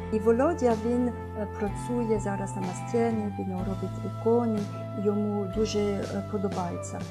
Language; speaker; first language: Ukrainian; non-native, fluent; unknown